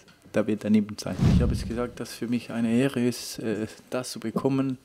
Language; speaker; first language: German; non-native, fluent; Spanish